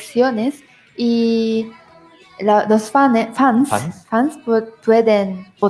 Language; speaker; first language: Spanish; non-native, learner; Japanese